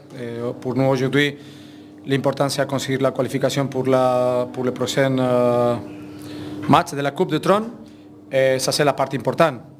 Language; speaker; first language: French; non-native, fluent; Spanish